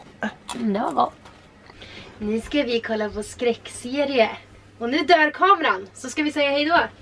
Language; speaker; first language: Swedish; native; Swedish